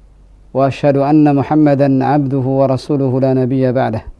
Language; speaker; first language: Arabic; non-native, fluent; Indonesian